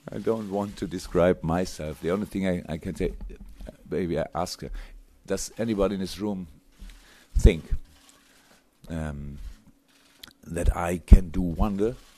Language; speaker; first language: English; non-native, fluent; German